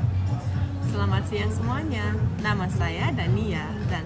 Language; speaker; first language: Indonesian; non-native, fluent; Russian